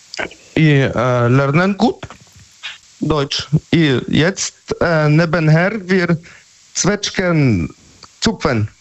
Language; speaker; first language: German; non-native, learner; Polish